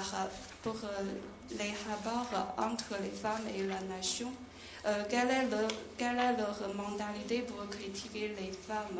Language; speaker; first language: French; non-native, learner; Chinese